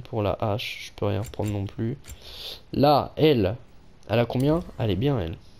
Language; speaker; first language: French; native; French